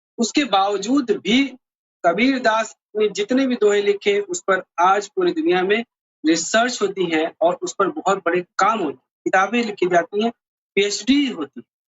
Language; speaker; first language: Urdu; native; Urdu